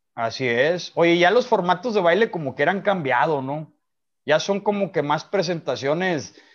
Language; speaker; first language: Spanish; native; Spanish